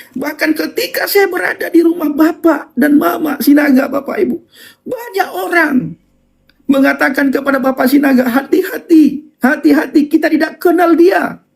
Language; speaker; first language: Indonesian; non-native, local second language; Achinese